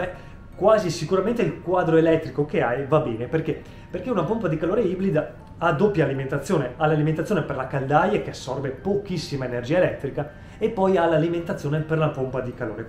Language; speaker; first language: Italian; native; Italian